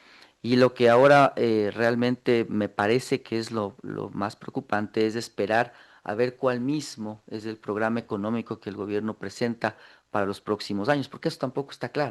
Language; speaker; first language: Spanish; native; Spanish